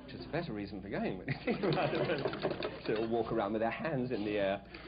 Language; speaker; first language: English; native; English